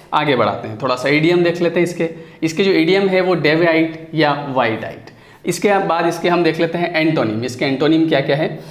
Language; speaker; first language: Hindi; native; Hindi